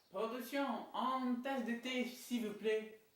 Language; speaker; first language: French; non-native, learner; Portuguese